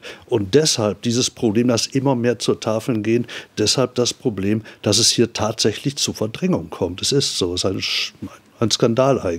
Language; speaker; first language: German; native; German